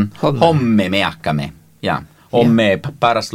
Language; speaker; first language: Estonian; non-native, learner; Italian